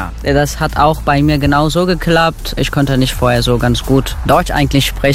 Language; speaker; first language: German; non-native, learner; Turkish